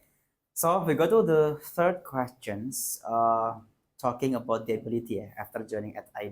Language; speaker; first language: English; non-native, fluent; Indonesian